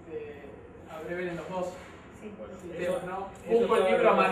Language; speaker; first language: Spanish; native; Spanish